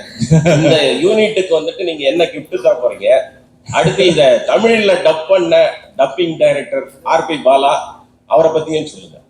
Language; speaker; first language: Tamil; native; Tamil